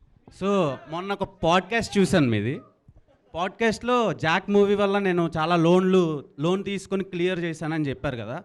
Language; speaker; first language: Telugu; native; Telugu